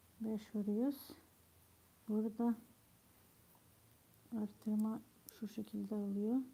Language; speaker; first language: Turkish; non-native, fluent; Ukrainian